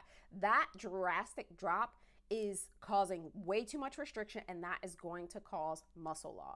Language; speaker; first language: English; native; English